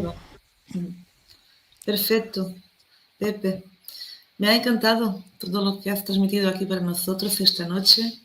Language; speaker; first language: Spanish; non-native, fluent; Portuguese